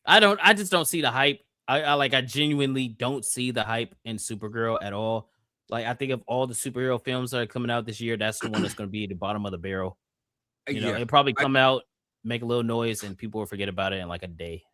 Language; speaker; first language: English; native; English